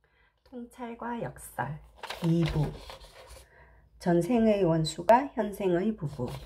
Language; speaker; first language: Korean; native; Korean